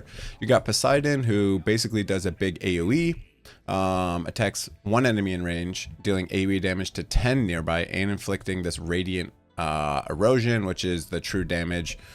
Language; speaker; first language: English; native; English